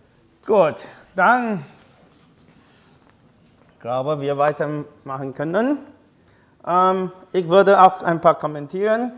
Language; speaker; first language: German; non-native, fluent; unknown